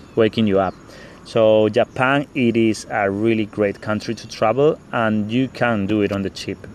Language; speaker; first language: English; non-native, fluent; Spanish